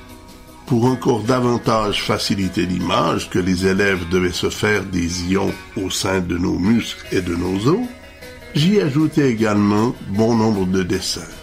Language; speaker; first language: French; native; French